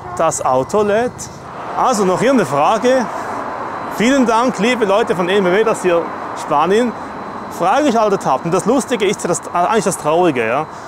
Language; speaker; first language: German; native; German